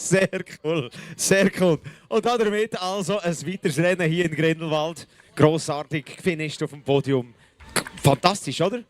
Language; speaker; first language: German; native; German